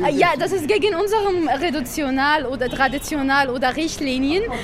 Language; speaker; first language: German; non-native, learner; Arabic